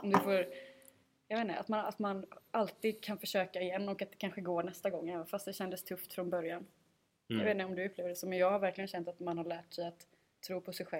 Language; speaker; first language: Swedish; native; Swedish